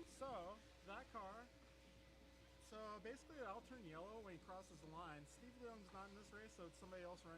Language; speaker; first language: English; native; English